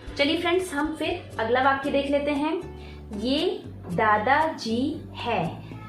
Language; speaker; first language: Hindi; native; Hindi